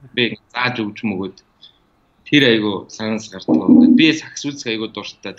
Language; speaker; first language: Mongolian; native; Mongolian